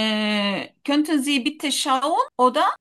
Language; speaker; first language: German; non-native, learner; Turkish